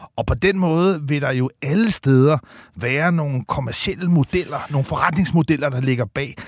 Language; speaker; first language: Danish; native; Danish